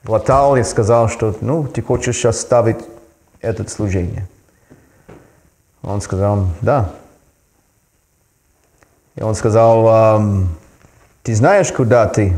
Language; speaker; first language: Russian; non-native, fluent; English